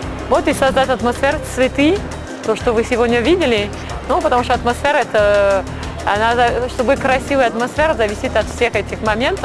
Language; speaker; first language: Russian; non-native, fluent; French